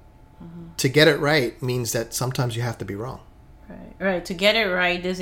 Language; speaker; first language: English; non-native, fluent; Spanish